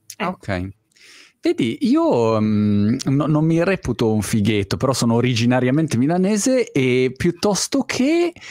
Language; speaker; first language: Italian; native; Italian